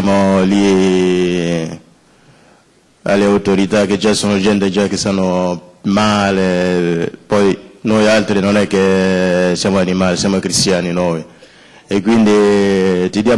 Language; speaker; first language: Italian; non-native, fluent; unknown